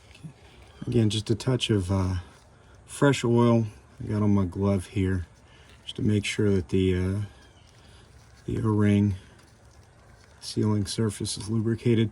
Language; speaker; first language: English; native; English